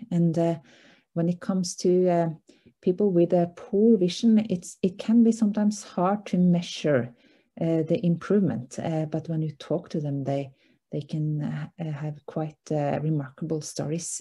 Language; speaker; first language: English; non-native, fluent; Norwegian